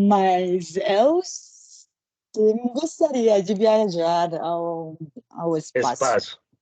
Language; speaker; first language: Portuguese; non-native, learner; Spanish